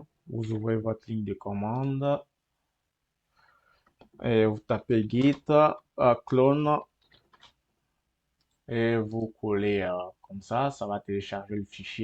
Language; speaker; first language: French; native; French